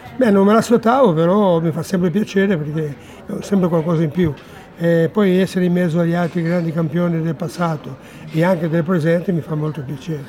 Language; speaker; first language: Italian; non-native, fluent; Portuguese